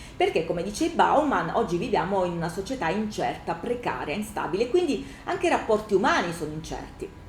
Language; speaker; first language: Italian; native; Italian